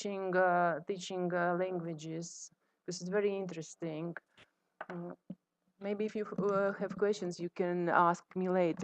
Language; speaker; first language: English; non-native, fluent; Russian